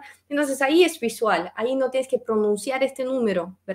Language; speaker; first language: Spanish; non-native, fluent; Russian